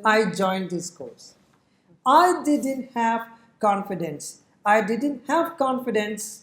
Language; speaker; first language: English; non-native, local second language; Malayalam